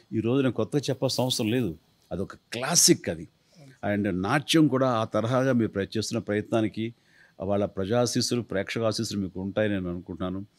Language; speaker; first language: Telugu; native; Telugu